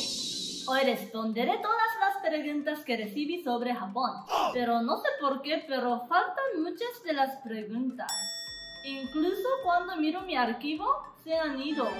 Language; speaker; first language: Spanish; non-native, learner; Japanese